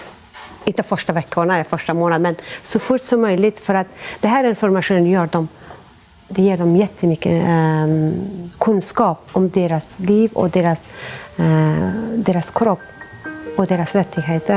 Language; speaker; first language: Swedish; non-native, fluent; Persian